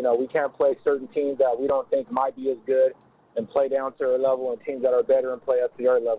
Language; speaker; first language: English; early bilingual, other home language; Lingala